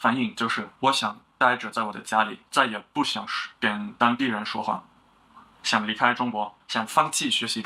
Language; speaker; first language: Chinese; non-native, learner; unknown